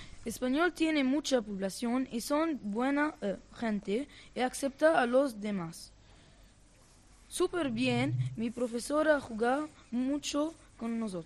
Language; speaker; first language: Spanish; non-native, learner; Arabic